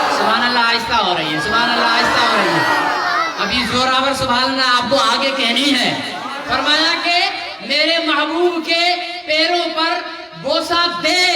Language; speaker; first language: Urdu; non-native, local second language; Sindhi